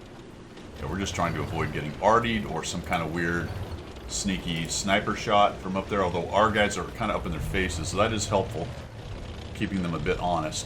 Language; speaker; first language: English; native; English